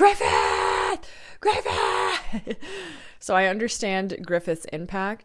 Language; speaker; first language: English; native; English